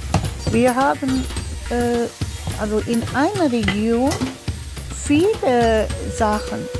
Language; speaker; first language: German; non-native, learner; Tulu